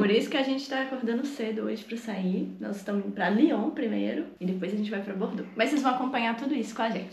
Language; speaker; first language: Portuguese; native; Portuguese